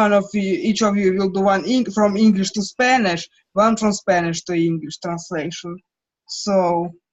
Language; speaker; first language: English; non-native, fluent; Russian